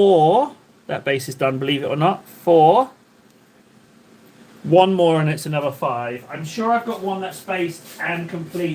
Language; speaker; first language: English; native; English